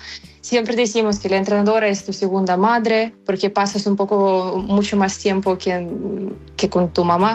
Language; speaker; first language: Spanish; non-native, fluent; Ukrainian